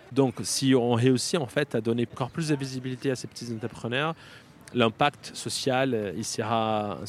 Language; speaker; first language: French; non-native, fluent; Portuguese